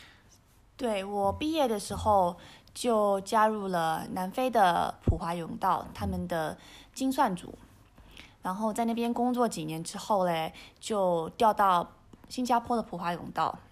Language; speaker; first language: Chinese; early bilingual, heritage; Chinese